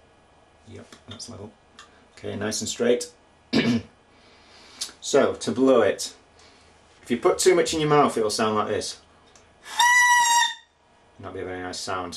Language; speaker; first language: English; native; English